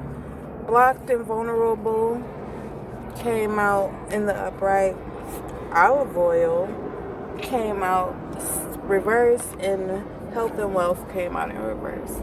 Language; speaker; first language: English; native; English